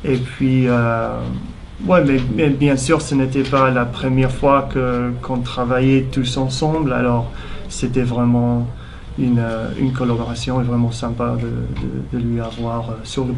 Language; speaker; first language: French; non-native, fluent; English